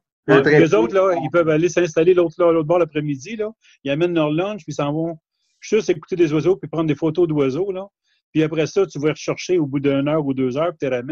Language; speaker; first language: French; native; French